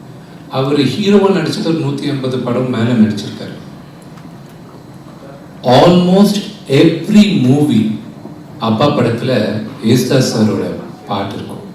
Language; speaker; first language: Tamil; non-native, local second language; Telugu